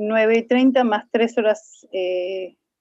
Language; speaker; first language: Spanish; native; Spanish